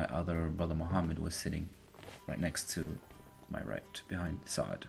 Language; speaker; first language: English; early bilingual, other home language; Arabic